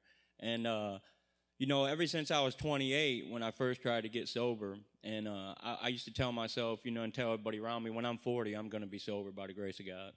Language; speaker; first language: English; native; English